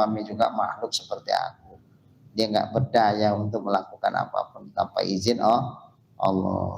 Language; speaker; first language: Indonesian; native; Indonesian